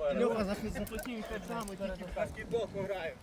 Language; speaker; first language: Ukrainian; native; Ukrainian